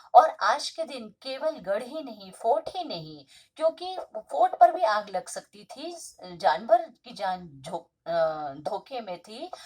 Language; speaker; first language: Hindi; non-native, local second language; Marathi